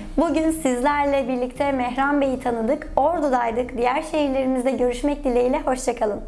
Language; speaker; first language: Turkish; native; Turkish